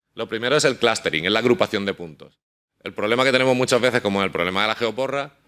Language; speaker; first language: Spanish; native; Spanish